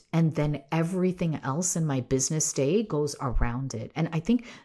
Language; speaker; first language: English; native; English